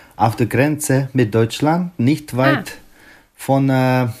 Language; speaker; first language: German; non-native, learner; Czech